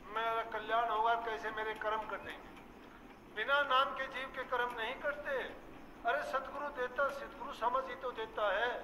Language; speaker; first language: Hindi; native; Hindi